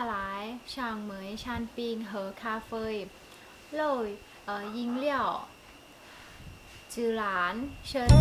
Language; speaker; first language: Chinese; non-native, learner; Thai